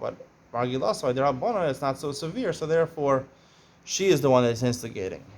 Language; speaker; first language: English; native; English